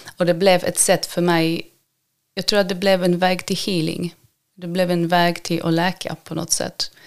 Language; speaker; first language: Swedish; early bilingual, other home language; Polish